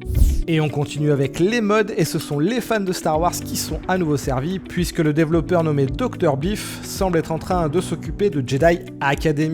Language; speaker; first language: French; native; French